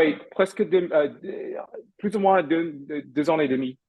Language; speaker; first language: French; non-native, fluent; English